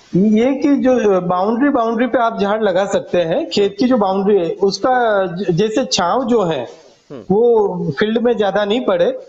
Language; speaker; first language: Hindi; non-native, local second language; Gujarati